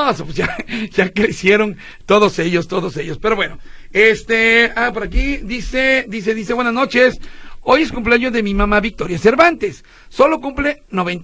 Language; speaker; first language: Spanish; native; Spanish